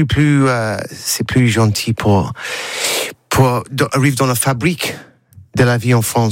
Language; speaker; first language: French; non-native, learner; English